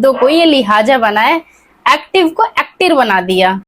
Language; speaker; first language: Hindi; native; Hindi